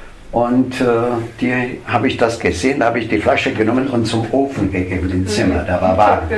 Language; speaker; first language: German; non-native, fluent; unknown